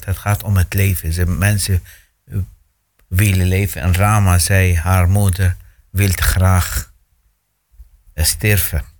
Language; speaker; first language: Dutch; non-native, fluent; Arabic